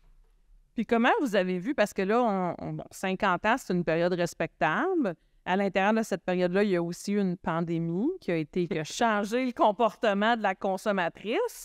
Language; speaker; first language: French; native; French